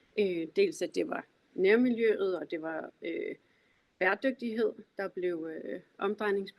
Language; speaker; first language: Danish; native; Danish